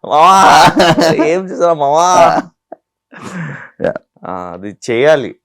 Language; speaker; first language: Telugu; non-native, learner; Hindi